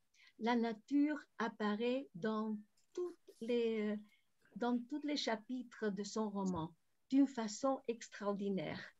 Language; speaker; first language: French; non-native, fluent; Spanish